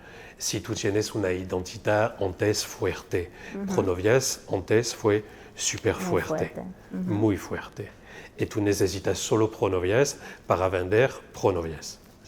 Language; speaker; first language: Spanish; non-native, fluent; French